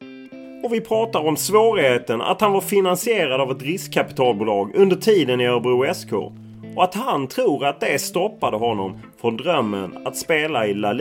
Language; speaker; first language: Swedish; native; Swedish